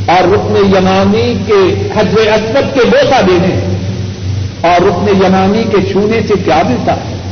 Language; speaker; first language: Urdu; non-native, local second language; Punjabi